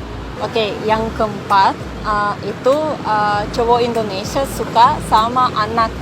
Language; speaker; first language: Indonesian; non-native, fluent; Russian